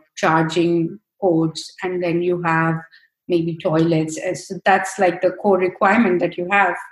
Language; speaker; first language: English; non-native, local second language; Hindi